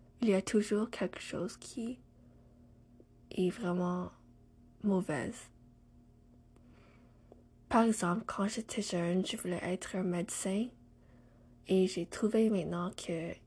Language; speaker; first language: French; non-native, learner; English